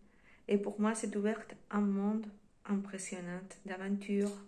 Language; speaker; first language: French; non-native, fluent; Spanish